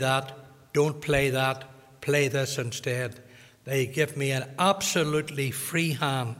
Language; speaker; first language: English; native; English